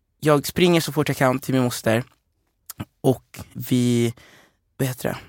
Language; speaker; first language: Swedish; early bilingual, other home language; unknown